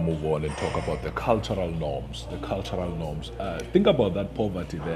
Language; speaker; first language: English; non-native, local second language; Xhosa